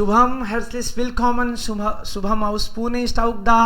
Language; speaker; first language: German; non-native, fluent; Hindi